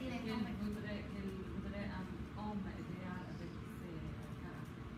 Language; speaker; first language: French; non-native, learner; English